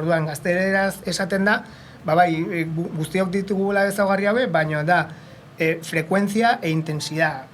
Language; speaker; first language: Basque; non-native, local second language; Spanish